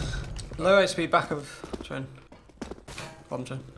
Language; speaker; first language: English; native; English